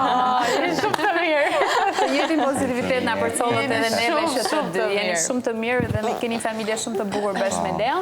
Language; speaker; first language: Albanian; native; Albanian